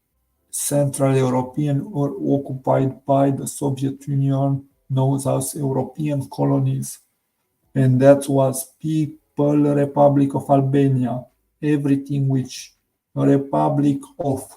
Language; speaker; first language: English; non-native, learner; Romanian